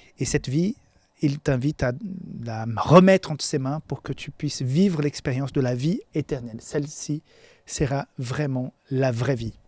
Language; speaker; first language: French; non-native, fluent; Portuguese